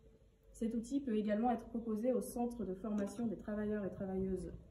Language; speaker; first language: French; native; French